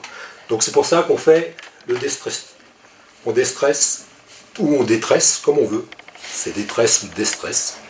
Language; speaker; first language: French; native; French